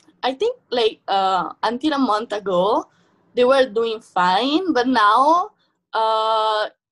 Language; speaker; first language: English; non-native, fluent; Italian